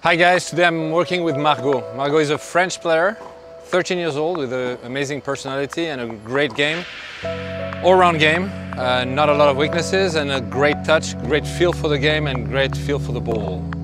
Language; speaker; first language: English; non-native, fluent; French